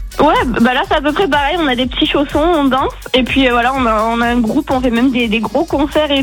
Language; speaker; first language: French; native; French